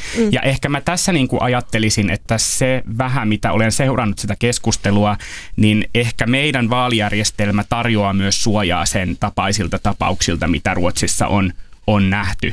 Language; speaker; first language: Finnish; native; Finnish